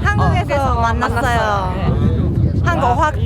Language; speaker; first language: Korean; non-native, learner; Japanese